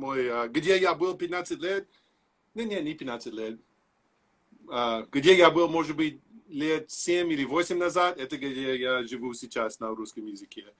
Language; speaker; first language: Russian; non-native, learner; English